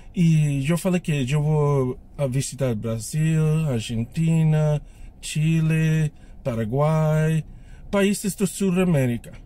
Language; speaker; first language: Portuguese; non-native, learner; English